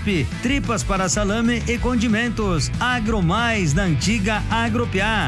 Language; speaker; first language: Portuguese; native; Portuguese